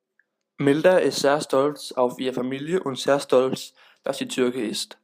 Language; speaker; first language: German; non-native, learner; Danish